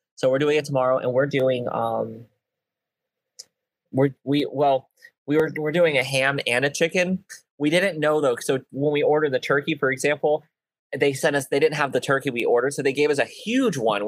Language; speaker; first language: English; native; English